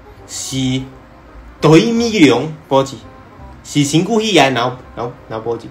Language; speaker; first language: Portuguese; non-native, learner; Chinese